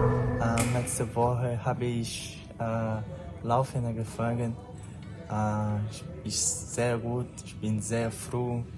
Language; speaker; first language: German; non-native, learner; Portuguese